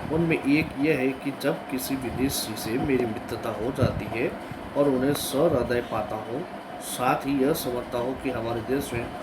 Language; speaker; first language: Hindi; non-native, local second language; Gujarati